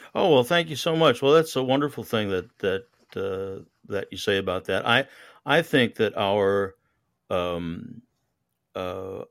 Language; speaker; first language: English; native; English